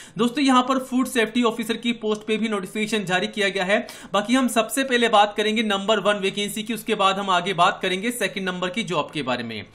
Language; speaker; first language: Hindi; native; Hindi